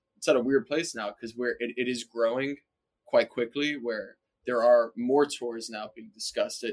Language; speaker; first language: English; native; English